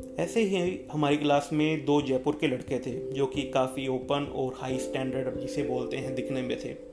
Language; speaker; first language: Hindi; native; Hindi